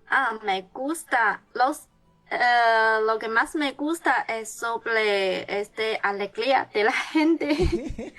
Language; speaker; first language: Spanish; non-native, learner; Chinese